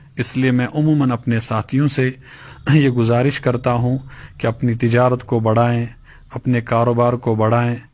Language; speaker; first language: Urdu; non-native, local second language; Kashmiri